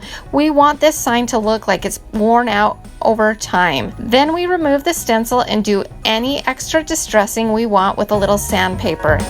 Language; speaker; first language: English; native; English